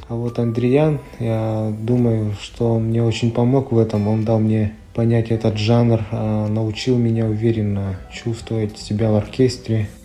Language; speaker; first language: Russian; non-native, local second language; Yakut